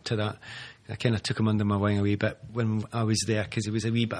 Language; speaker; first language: English; native; English